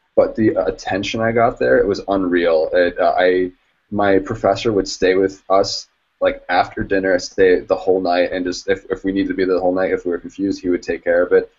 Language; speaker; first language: English; native; English